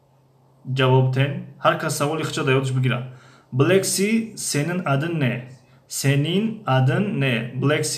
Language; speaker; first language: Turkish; non-native, fluent; Tajik